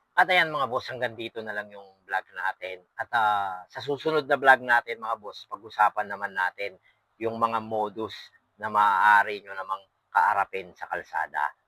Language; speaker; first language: Filipino; non-native, local second language; Pampanga